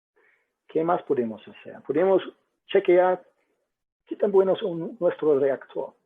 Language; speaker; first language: Spanish; non-native, learner; German